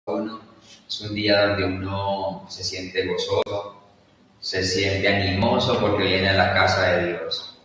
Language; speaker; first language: Spanish; native; Spanish